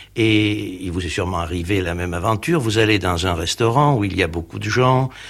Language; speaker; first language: French; early bilingual, other home language; Armenian